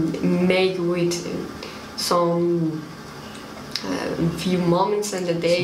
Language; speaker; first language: English; non-native, learner; Spanish